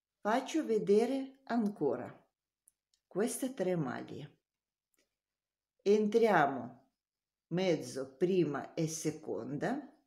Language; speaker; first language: Italian; non-native, learner; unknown